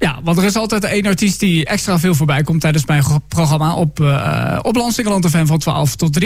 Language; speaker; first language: Dutch; native; Dutch